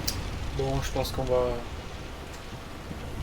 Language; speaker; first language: French; native; French